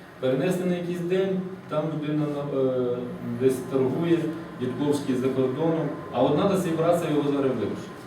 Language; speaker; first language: Ukrainian; native; Ukrainian